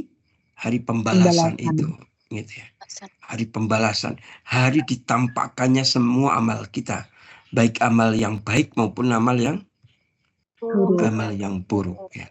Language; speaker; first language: Indonesian; native; Indonesian